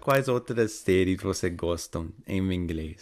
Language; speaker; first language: Portuguese; non-native, fluent; English